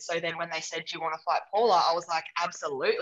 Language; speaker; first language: English; native; English